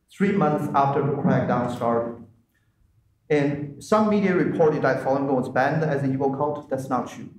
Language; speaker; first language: English; non-native, fluent; Chinese